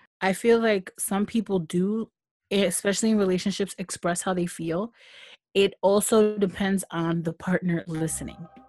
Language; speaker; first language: English; native; English